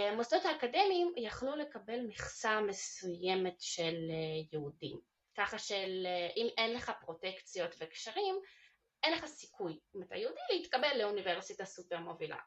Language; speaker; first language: Hebrew; early bilingual, other home language; Russian